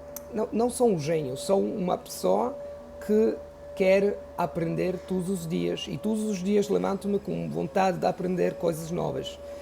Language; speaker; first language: Portuguese; non-native, fluent; Italian